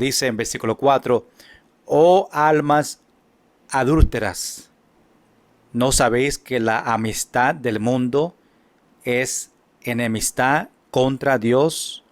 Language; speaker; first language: Spanish; non-native, fluent; English